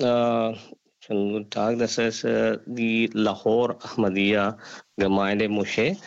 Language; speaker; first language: German; non-native, learner; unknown